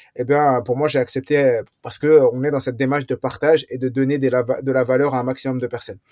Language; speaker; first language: French; early bilingual, other home language; Riffian